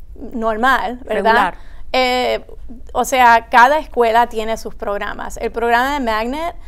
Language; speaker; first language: Spanish; early bilingual, heritage; Spanish